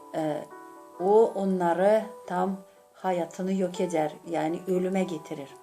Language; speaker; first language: Turkish; non-native, learner; Gagauz